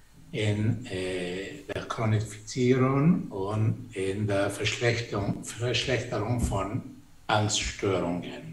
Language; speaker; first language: German; non-native, fluent; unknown